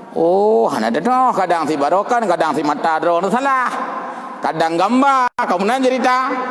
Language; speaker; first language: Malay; non-native, local second language; Achinese